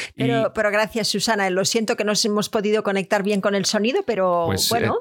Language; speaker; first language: Spanish; native; Spanish